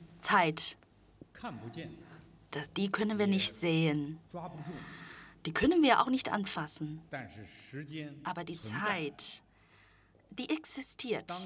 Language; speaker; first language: German; non-native, fluent; Chinese